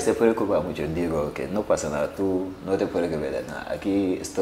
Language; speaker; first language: Spanish; non-native, learner; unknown